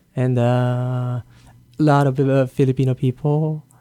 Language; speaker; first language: English; non-native, learner; Japanese